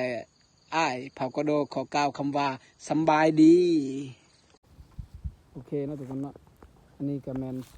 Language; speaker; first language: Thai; non-native, local second language; Northeastern Thai